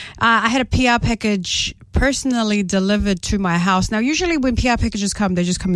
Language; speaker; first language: English; native; English